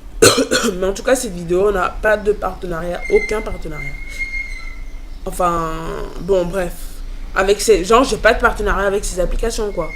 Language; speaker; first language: French; native; French